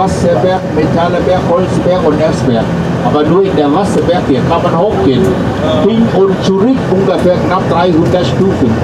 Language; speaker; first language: German; non-native, learner; Vietnamese